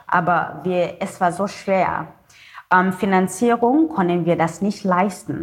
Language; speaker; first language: German; non-native, learner; Xhosa